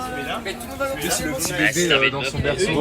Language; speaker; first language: French; native; French